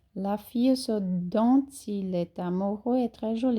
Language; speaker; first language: French; non-native, fluent; Portuguese